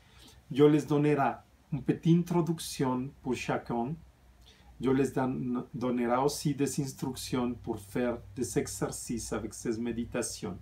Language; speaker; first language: French; non-native, fluent; Spanish